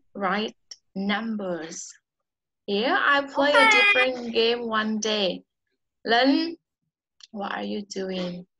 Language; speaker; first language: English; non-native, learner; Vietnamese